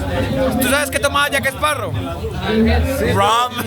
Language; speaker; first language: Spanish; native; Spanish